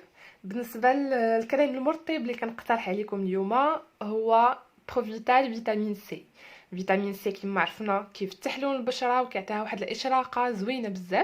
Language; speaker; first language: Arabic; native; Arabic